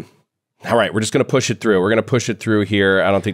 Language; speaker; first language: English; native; English